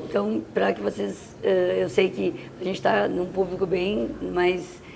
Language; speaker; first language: Portuguese; native; Portuguese